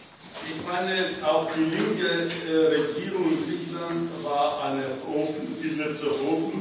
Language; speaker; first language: German; non-native, fluent; Greek